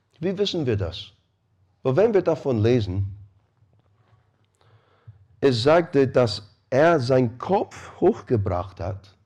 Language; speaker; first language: German; non-native, fluent; English